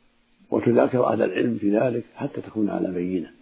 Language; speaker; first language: Arabic; native; Arabic